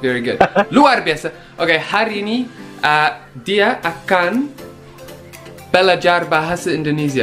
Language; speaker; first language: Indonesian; non-native, learner; English